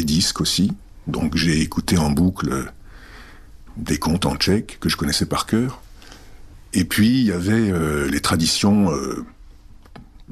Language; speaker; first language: French; non-native, local second language; Czech